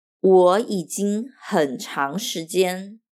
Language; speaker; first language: Chinese; non-native, fluent; Portuguese